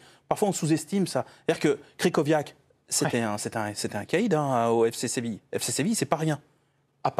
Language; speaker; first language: French; native; French